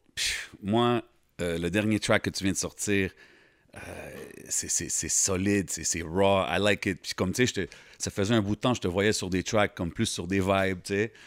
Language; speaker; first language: French; early bilingual, other home language; Arabic